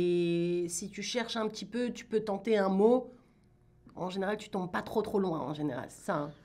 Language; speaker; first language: French; native; French